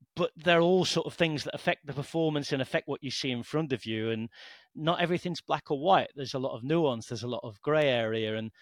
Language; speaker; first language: English; native; English